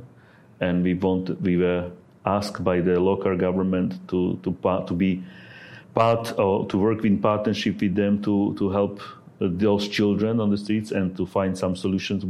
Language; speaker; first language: English; non-native, fluent; Ukrainian